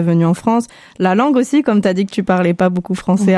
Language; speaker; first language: French; native; French